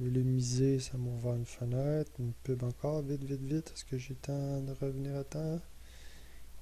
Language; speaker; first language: French; native; French